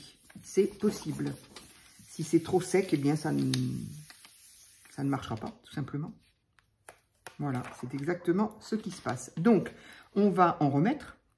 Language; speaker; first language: French; native; French